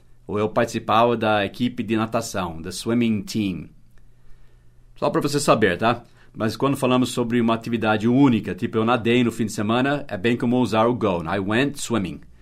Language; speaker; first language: Portuguese; non-native, fluent; English